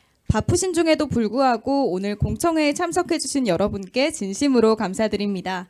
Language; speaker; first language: Korean; native; Korean